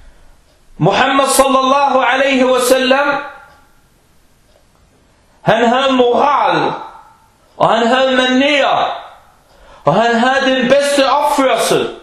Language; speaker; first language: Danish; non-native, fluent; Arabic